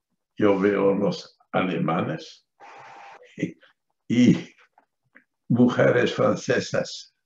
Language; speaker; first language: Spanish; non-native, fluent; French